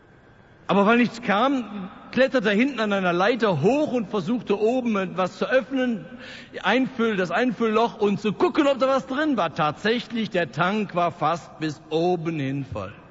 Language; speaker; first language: German; native; German